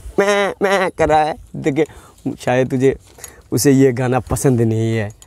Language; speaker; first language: Hindi; non-native, local second language; Bangla